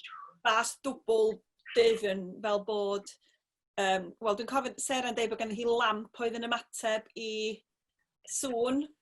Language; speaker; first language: Welsh; native; Welsh